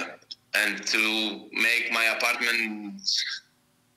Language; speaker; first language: English; non-native, fluent; Greek